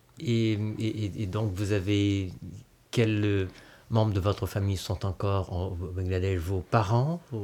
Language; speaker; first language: French; native; French